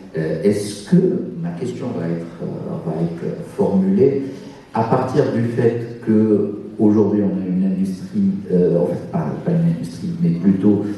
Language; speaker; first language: French; non-native, local second language; Arabic